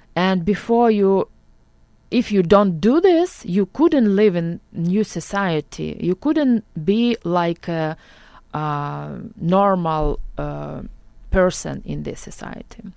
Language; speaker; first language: English; non-native, learner; Ukrainian